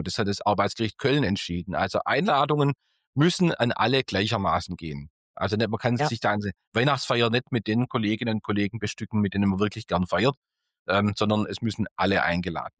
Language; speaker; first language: German; native; German